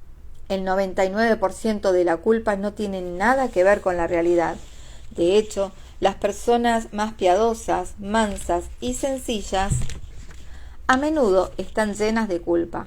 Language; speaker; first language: Spanish; native; Spanish